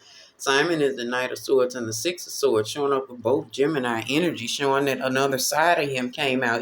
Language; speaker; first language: English; native; English